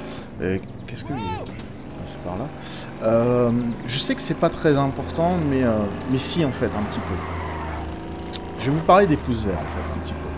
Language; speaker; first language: French; native; French